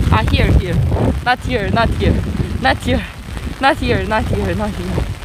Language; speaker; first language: English; non-native, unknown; Korean